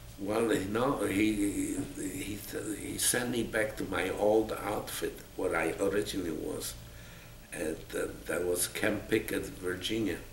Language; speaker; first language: English; non-native, fluent; Polish